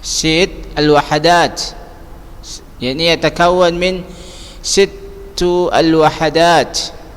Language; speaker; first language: Arabic; non-native, fluent; Indonesian